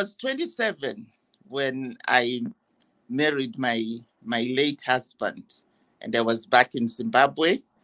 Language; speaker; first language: English; non-native, local second language; Shona